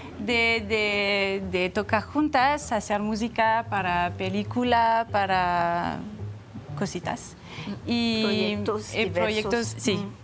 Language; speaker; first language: Spanish; non-native, learner; French